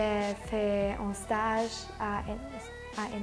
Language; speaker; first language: French; non-native, learner; German